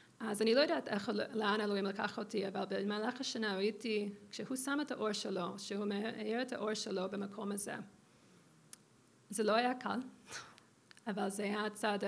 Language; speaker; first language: Hebrew; non-native, fluent; English